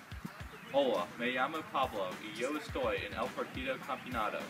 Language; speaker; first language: Spanish; non-native, learner; English